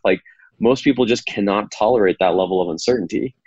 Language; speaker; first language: English; native; English